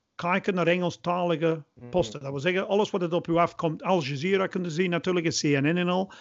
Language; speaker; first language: Dutch; non-native, fluent; English